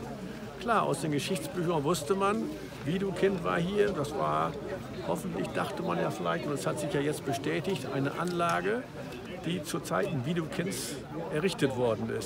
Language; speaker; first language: German; native; German